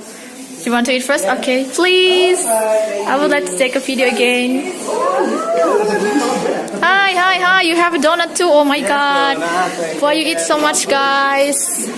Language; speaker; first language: English; non-native, learner; Indonesian